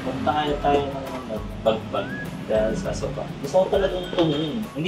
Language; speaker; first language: Filipino; native; Filipino